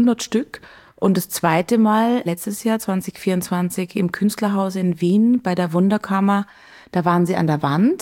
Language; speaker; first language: German; native; German